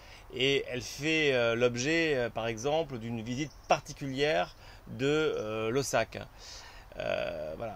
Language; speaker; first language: French; native; French